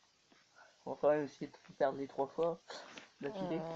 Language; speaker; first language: French; native; French